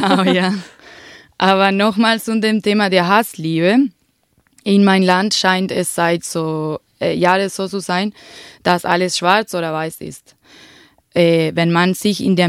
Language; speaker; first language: German; non-native, fluent; Spanish